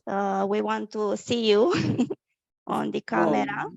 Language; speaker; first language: English; non-native, fluent; Romanian